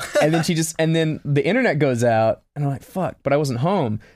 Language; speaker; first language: English; native; English